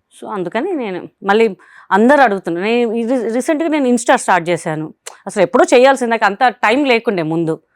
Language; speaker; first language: Telugu; non-native, local second language; Hindi